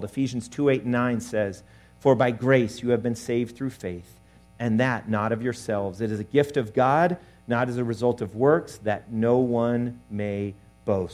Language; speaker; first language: English; native; English